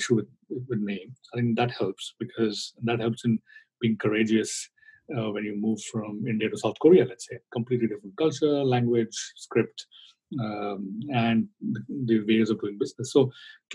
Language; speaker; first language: English; non-native, local second language; Hindi